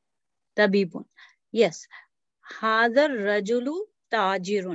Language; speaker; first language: Arabic; non-native, fluent; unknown